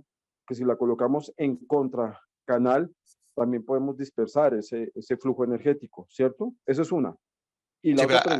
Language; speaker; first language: Spanish; native; Spanish